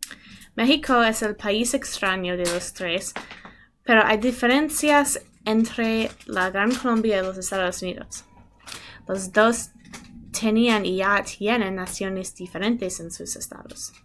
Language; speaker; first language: Spanish; non-native, learner; English